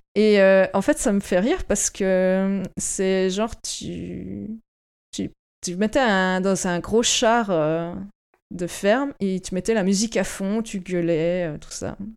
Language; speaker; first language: French; native; French